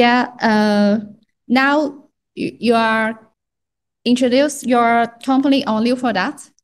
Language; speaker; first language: English; non-native, learner; Chinese